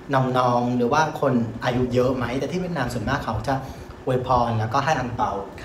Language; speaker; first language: Thai; non-native, fluent; Vietnamese